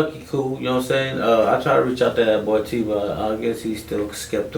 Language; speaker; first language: English; native; English